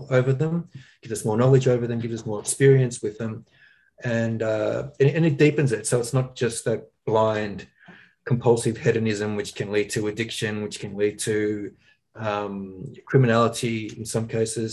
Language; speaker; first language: English; native; English